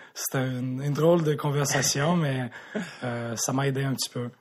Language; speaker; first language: French; native; French